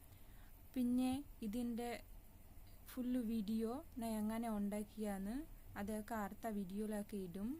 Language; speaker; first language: Malayalam; non-native, local second language; Bangla